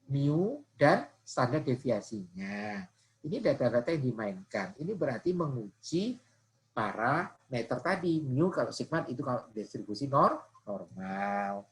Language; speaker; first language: Indonesian; non-native, local second language; Javanese